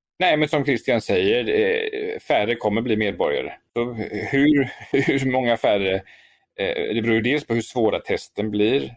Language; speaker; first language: Swedish; native; Swedish